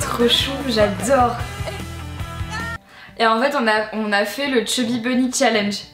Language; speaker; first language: French; native; French